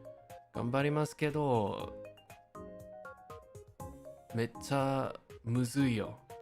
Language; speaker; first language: Japanese; non-native, learner; English